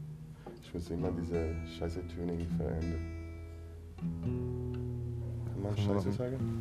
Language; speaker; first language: German; non-native, learner; Italian